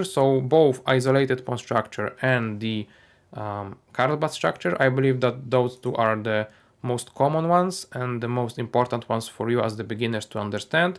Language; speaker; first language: English; non-native, fluent; Polish